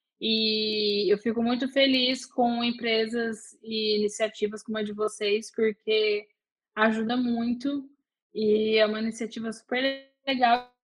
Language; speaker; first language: Portuguese; native; Portuguese